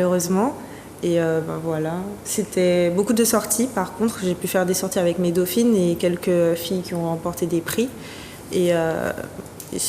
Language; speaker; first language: French; native; French